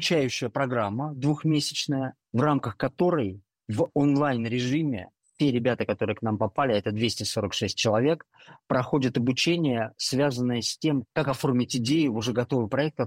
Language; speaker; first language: Russian; native; Russian